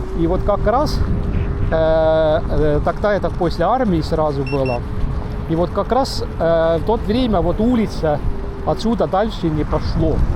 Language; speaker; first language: Russian; non-native, local second language; Estonian